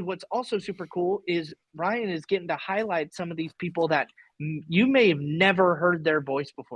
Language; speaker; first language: English; native; English